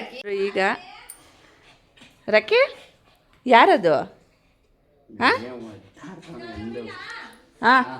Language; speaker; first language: Kannada; native; Kannada